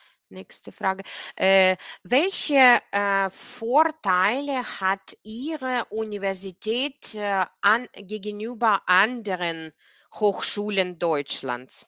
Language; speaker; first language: German; non-native, fluent; Ukrainian